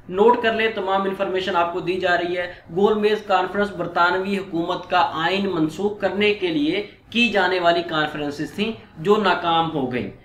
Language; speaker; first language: Urdu; non-native, local second language; Punjabi